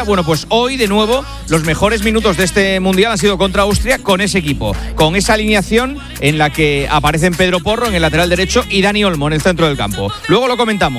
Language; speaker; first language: Spanish; native; Spanish